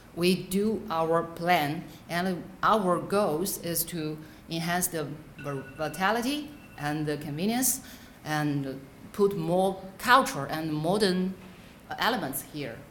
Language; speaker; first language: English; non-native, fluent; Chinese